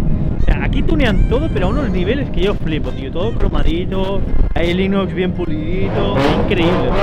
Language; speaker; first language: Spanish; native; Spanish